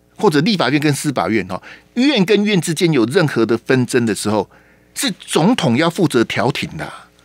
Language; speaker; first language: Chinese; native; Chinese